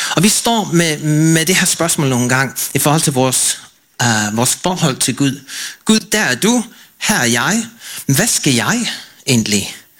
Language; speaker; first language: Danish; non-native, fluent; English